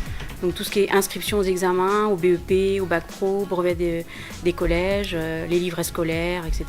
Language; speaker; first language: French; native; French